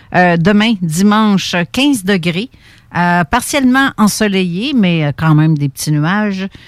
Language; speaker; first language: French; native; French